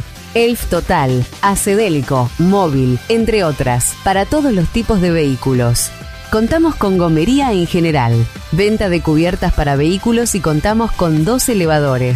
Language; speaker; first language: Spanish; native; Spanish